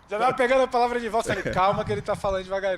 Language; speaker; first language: Portuguese; native; Portuguese